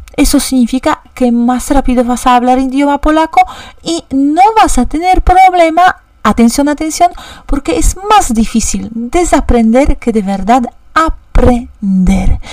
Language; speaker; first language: Spanish; non-native, fluent; Polish